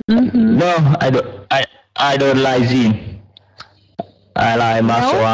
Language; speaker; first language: English; non-native, learner; Vietnamese